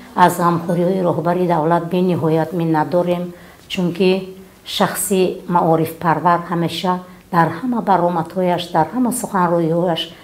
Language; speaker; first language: Tajik; native; Tajik